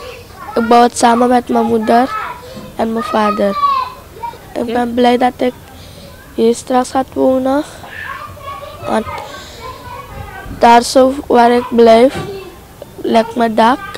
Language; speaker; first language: Dutch; non-native, local second language; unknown